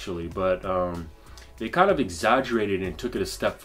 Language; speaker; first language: English; native; English